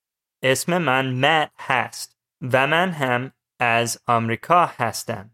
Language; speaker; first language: Persian; non-native, learner; English